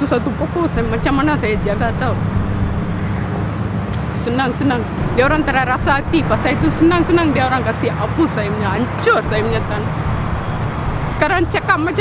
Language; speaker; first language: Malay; non-native, local second language; Tamil